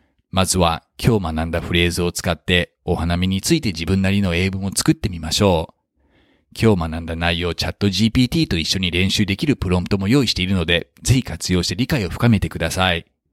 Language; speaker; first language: Japanese; native; Japanese